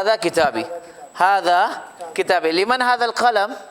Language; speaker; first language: Arabic; non-native, fluent; Urdu